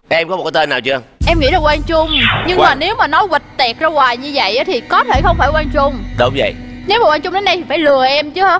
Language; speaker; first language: Vietnamese; native; Vietnamese